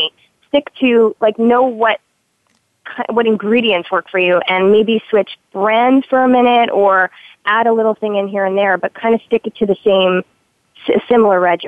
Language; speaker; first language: English; native; English